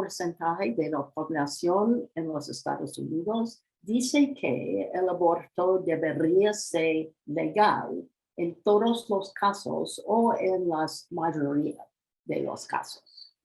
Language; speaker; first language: Spanish; non-native, learner; English